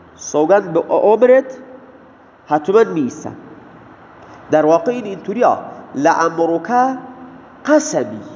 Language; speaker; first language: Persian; non-native, local second language; Baluchi